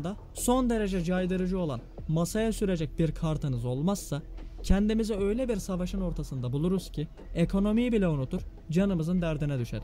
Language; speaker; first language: Turkish; native; Turkish